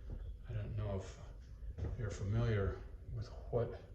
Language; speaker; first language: English; native; English